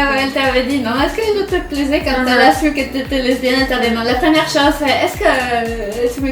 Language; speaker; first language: French; non-native, fluent; Spanish